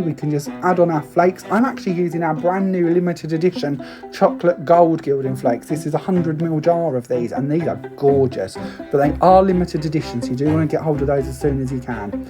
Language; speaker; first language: English; native; English